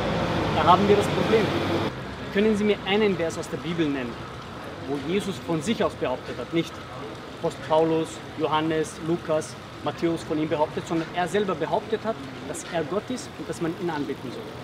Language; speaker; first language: German; early bilingual, other home language; Bosnian